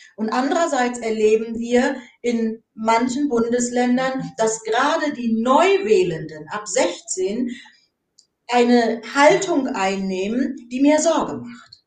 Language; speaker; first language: German; native; German